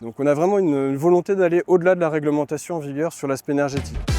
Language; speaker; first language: French; native; French